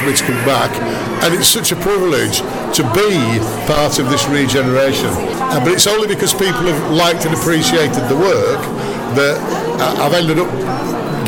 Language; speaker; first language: English; native; English